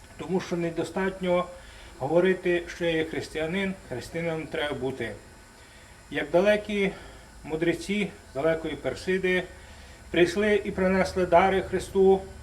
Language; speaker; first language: Ukrainian; native; Ukrainian